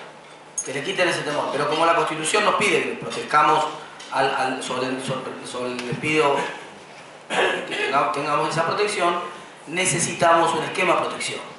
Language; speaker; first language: Spanish; native; Spanish